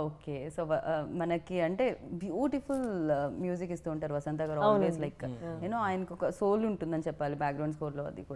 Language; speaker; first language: Telugu; native; Telugu